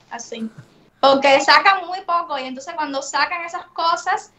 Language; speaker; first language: Spanish; native; Spanish